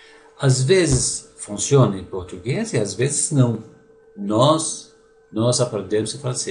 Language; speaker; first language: Portuguese; non-native, fluent; French